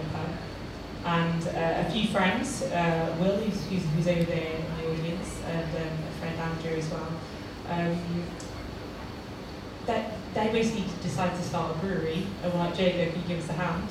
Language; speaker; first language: English; native; English